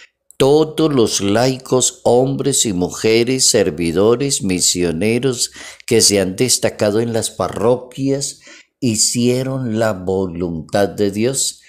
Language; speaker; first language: Spanish; native; Spanish